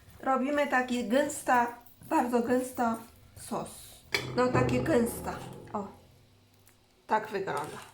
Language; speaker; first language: Polish; non-native, learner; Chinese